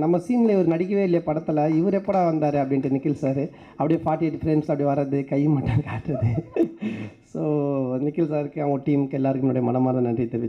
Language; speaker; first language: Tamil; native; Tamil